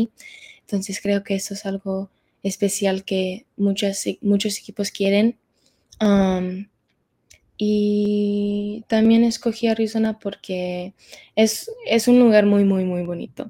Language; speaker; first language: Spanish; early bilingual, heritage; Spanish